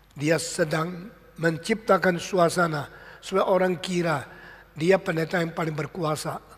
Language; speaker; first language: Indonesian; early bilingual, other home language; Min Nan Chinese